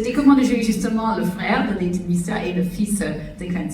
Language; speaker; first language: French; native; French